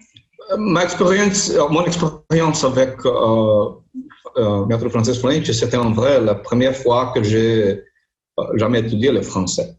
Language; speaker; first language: French; non-native, learner; Portuguese